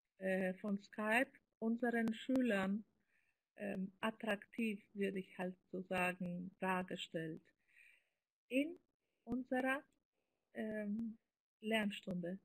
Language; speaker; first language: German; non-native, fluent; Greek